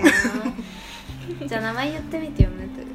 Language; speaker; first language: Japanese; native; Japanese